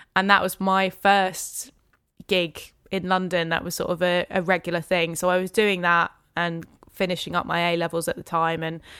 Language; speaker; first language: English; native; English